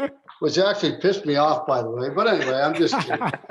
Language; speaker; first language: English; native; English